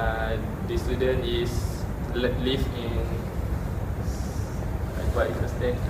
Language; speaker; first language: English; non-native, local second language; Malay